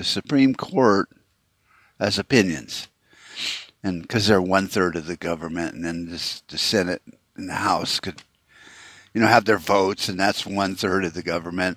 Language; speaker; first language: English; native; English